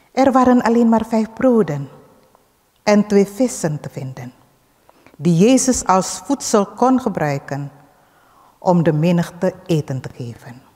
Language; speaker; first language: Dutch; early bilingual, other home language; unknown